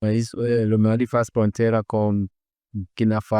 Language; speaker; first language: Portuguese; non-native, fluent; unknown